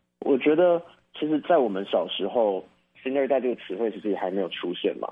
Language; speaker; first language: Chinese; native; Chinese